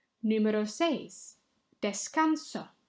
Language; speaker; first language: Spanish; non-native, fluent; English